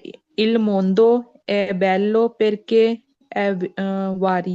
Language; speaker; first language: Italian; non-native, learner; Punjabi